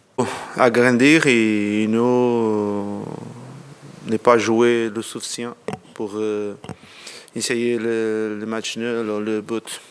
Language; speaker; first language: French; non-native, learner; Portuguese